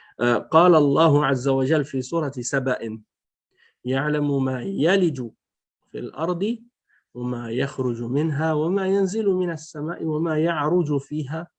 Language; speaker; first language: Arabic; non-native, fluent; French